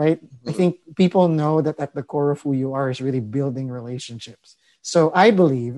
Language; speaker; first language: English; non-native, local second language; Filipino